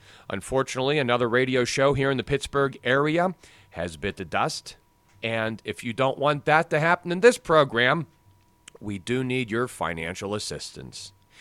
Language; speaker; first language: English; native; English